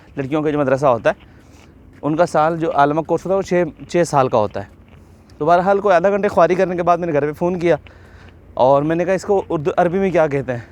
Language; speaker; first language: Urdu; native; Urdu